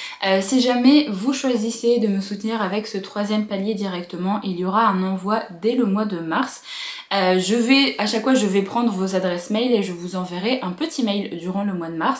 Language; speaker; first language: French; native; French